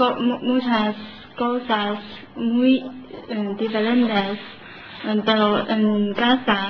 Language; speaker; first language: Spanish; non-native, learner; Chinese